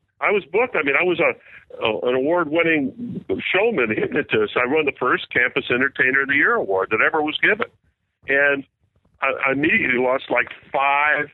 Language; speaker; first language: English; native; English